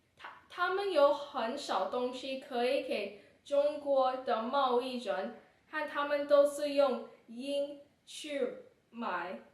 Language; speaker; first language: Chinese; non-native, learner; English